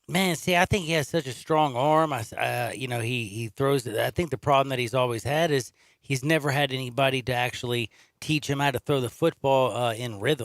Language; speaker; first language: English; native; English